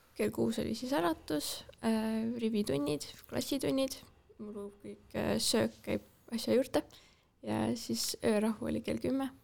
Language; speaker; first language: Estonian; native; Estonian